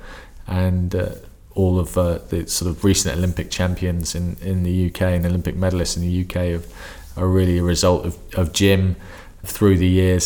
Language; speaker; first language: English; native; English